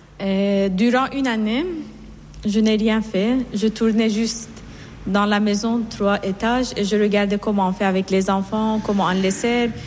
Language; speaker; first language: French; non-native, fluent; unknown